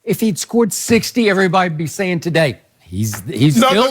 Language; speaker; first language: English; native; English